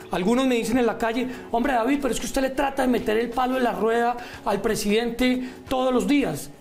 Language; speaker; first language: Spanish; native; Spanish